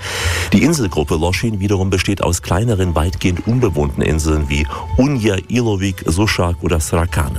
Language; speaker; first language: German; native; German